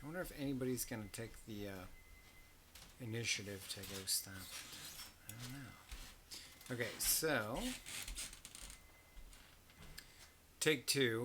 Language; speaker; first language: English; native; English